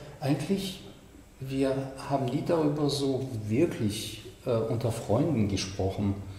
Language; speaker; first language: German; non-native, fluent; French